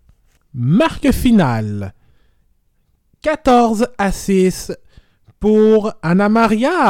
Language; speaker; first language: French; native; French